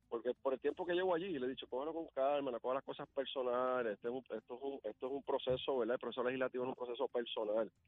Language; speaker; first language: Spanish; native; Spanish